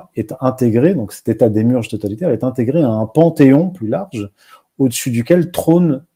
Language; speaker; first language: French; non-native, local second language; Arabic